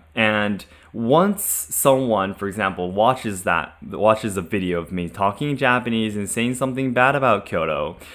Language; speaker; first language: English; non-native, fluent; Japanese